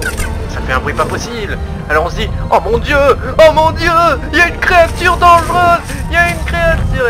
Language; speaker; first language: French; native; French